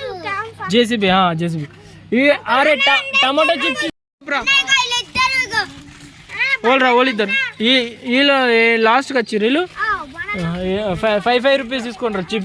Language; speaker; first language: Telugu; native; Telugu